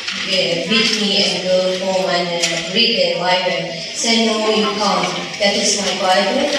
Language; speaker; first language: English; non-native, learner; Persian